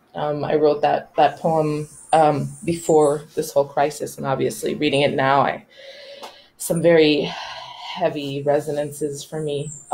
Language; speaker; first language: English; non-native, local second language; Spanish